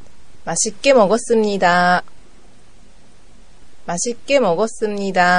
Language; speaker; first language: Korean; non-native, learner; Japanese